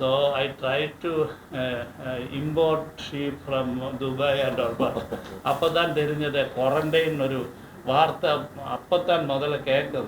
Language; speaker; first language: Tamil; non-native, learner; Malayalam